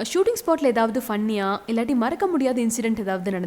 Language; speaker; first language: Tamil; native; Tamil